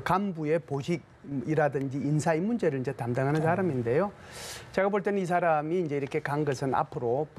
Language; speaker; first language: Korean; native; Korean